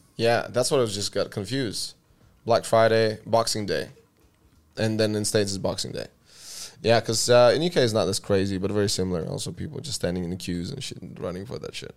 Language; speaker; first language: English; non-native, fluent; Russian